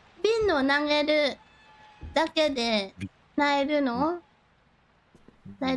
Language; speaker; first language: Japanese; non-native, learner; Thai